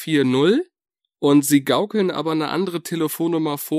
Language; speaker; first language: German; native; German